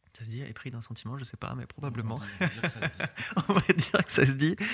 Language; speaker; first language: French; early bilingual, other home language; Persian